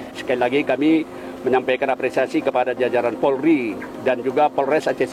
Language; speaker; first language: Indonesian; native; Indonesian